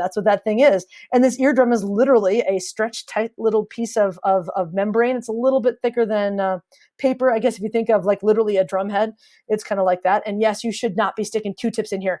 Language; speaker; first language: English; native; English